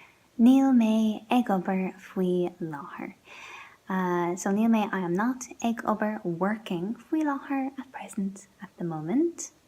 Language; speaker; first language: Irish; non-native, local second language; English